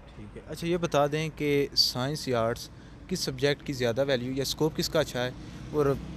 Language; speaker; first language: Urdu; non-native, local second language; Pahari-Potwari